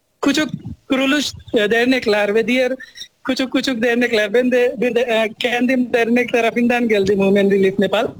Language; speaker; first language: Turkish; non-native, fluent; Nepali